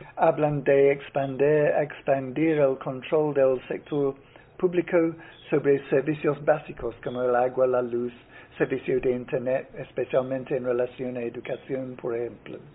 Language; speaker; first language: Spanish; non-native, fluent; English